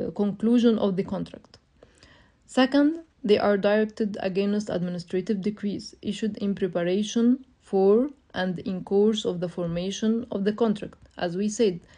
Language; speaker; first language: English; non-native, fluent; Arabic